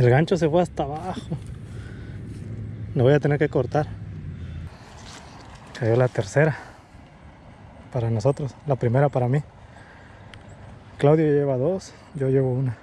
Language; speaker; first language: Spanish; native; Spanish